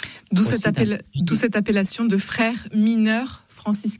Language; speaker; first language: French; native; French